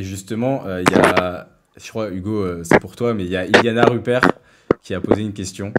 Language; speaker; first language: French; native; French